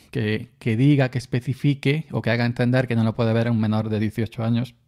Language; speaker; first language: Spanish; native; Spanish